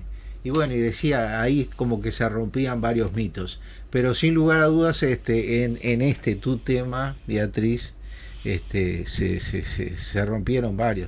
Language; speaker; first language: Spanish; native; Spanish